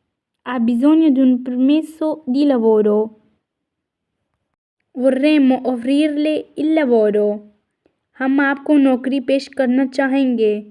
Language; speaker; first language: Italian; non-native, fluent; Urdu